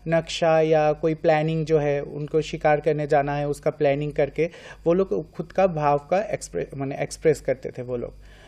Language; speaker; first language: Hindi; non-native, local second language; Bangla